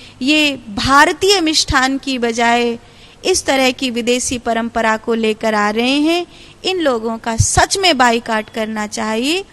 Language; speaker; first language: Hindi; native; Hindi